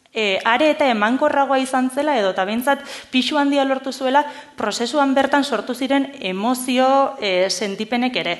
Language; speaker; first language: Basque; native; Basque